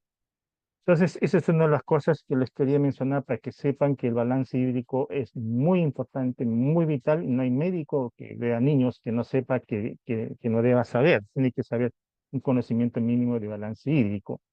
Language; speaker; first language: Spanish; native; Spanish